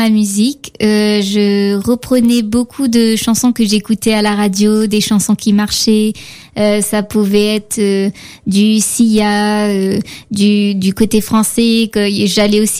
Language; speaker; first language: French; native; French